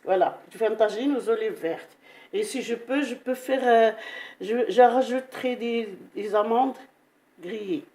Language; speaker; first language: French; non-native, local second language; Arabic